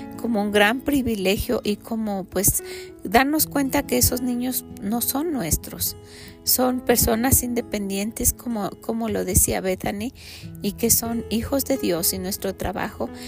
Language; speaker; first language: Spanish; native; Spanish